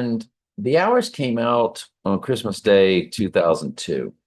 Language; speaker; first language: English; native; English